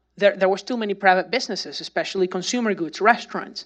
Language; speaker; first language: English; non-native, fluent; Spanish